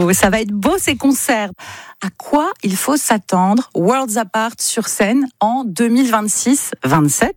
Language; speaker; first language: French; native; French